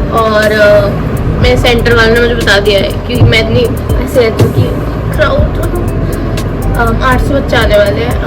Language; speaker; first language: Hindi; native; Hindi